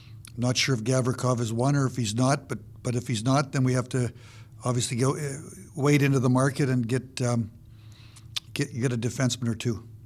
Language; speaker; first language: English; native; English